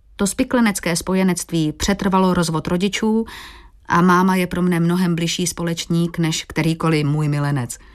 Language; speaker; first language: Czech; early bilingual, heritage; Portuguese